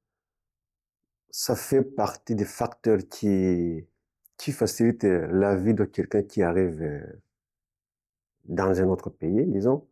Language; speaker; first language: French; non-native, local second language; Kinyarwanda